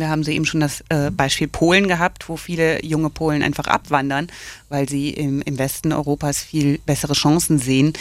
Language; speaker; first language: German; native; German